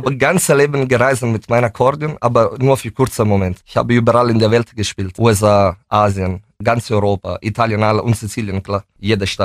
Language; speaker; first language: German; non-native, fluent; Italian